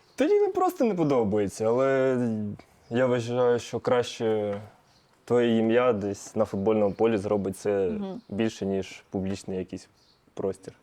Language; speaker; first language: Ukrainian; non-native, local second language; Russian